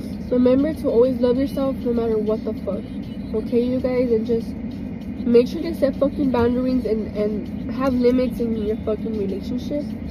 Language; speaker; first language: English; early bilingual, other home language; Spanish